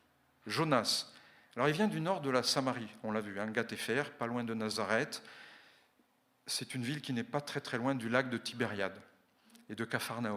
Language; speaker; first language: French; native; French